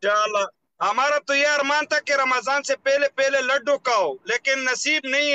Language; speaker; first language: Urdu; non-native, local second language; Pashto